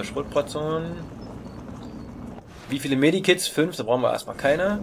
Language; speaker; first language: German; native; German